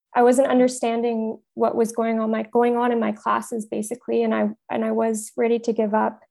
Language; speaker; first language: English; native; English